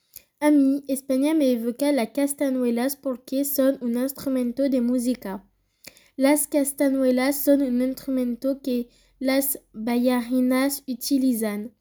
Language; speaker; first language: Spanish; non-native, learner; French